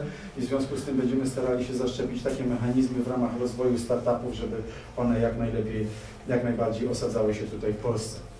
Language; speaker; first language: Polish; native; Polish